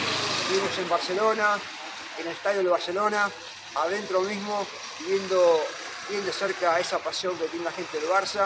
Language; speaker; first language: Spanish; native; Spanish